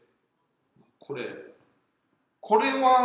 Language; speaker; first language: Japanese; non-native, fluent; Korean